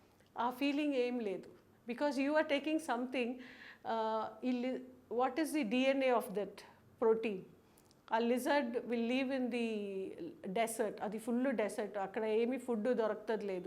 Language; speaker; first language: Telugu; non-native, local second language; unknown